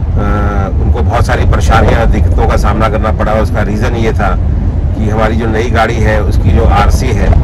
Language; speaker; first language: Hindi; non-native, local second language; Punjabi